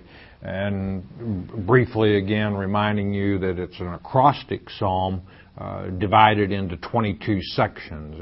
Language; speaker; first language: English; native; English